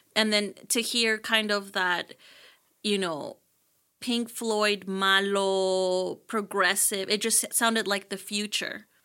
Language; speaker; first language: English; early bilingual, other home language; Spanish